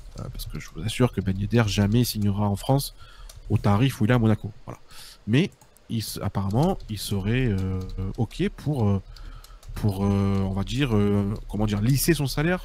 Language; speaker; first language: French; native; French